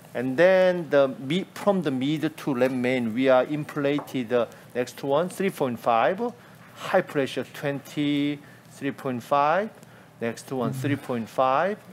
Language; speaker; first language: English; non-native, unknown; Korean